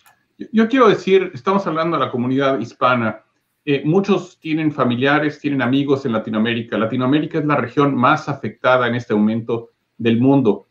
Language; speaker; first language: Spanish; native; Spanish